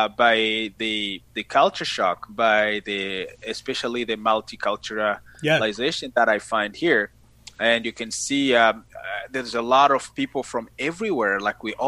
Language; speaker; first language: English; non-native, fluent; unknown